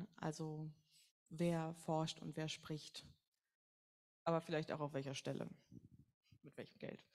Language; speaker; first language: German; native; German